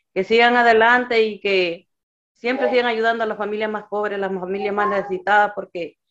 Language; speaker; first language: Spanish; native; Spanish